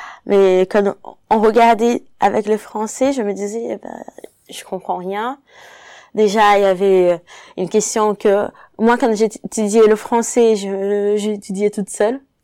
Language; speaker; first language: French; non-native, fluent; Portuguese